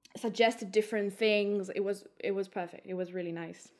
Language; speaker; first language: English; non-native, fluent; Greek